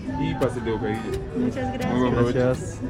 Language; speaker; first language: Spanish; non-native, learner; Korean